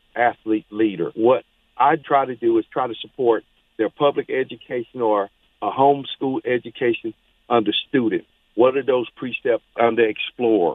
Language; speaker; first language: English; native; English